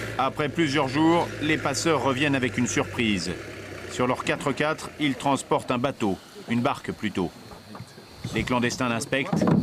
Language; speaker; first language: French; native; French